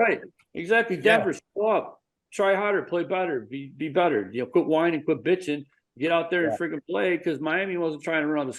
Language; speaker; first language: English; native; English